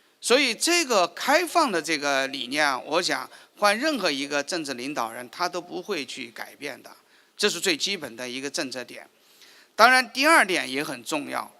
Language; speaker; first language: Chinese; native; Chinese